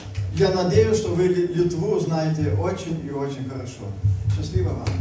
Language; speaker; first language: Russian; non-native, fluent; Lithuanian